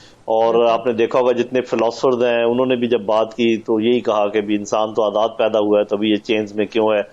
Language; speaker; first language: Urdu; native; Urdu